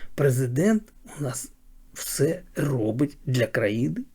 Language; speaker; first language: Ukrainian; native; Ukrainian